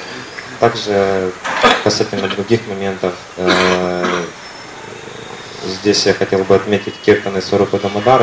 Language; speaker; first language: Russian; native; Russian